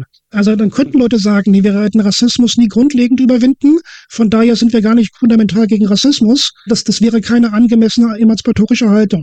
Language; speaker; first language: German; native; German